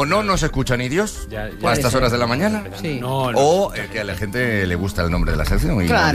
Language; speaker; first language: Spanish; native; Spanish